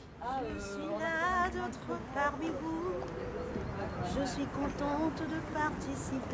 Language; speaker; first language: French; non-native, local second language; Lingala